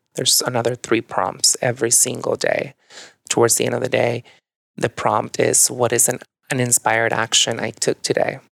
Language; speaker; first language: English; early bilingual, other home language; Spanish